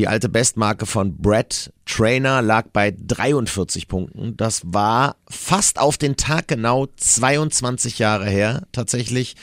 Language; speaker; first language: German; native; German